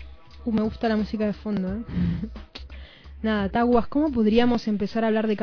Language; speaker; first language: Spanish; native; Spanish